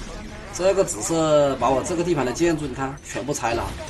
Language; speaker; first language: Chinese; native; Chinese